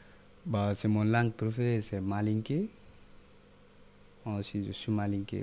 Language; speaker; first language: French; non-native, local second language; Mandingo